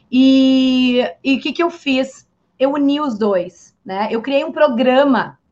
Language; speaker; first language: Portuguese; native; Portuguese